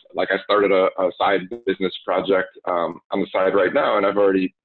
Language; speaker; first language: English; native; English